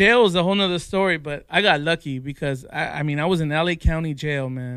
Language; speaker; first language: English; native; English